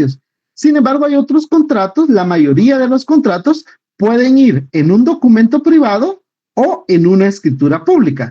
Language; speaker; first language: Spanish; native; Spanish